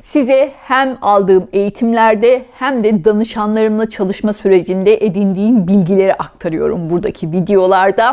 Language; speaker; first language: Turkish; native; Turkish